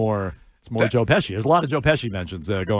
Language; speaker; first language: English; native; English